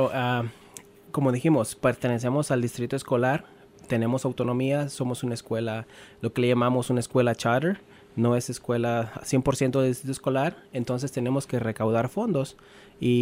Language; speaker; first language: Spanish; native; Spanish